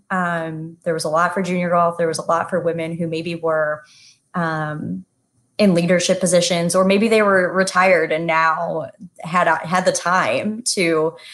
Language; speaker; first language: English; native; English